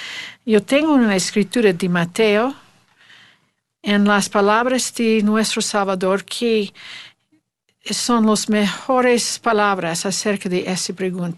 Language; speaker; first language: Spanish; non-native, learner; English